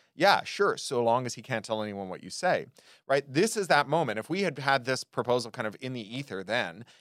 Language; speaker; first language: English; native; English